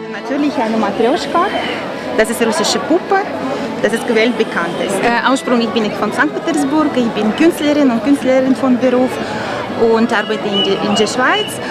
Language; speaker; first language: German; non-native, learner; Russian